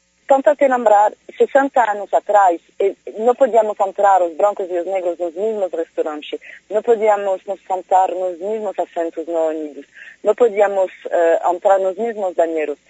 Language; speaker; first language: Portuguese; non-native, fluent; French